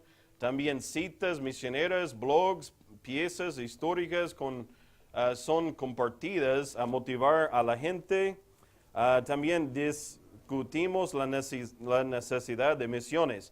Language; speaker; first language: Spanish; non-native, fluent; English